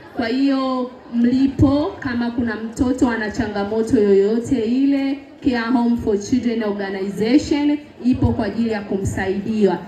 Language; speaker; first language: Swahili; native; Swahili